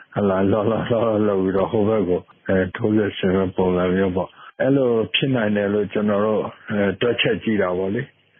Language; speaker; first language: Burmese; non-native, local second language; Karen languages